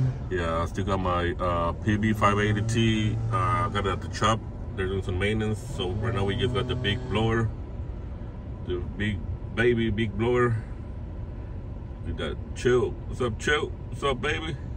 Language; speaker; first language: English; early bilingual, other home language; Spanish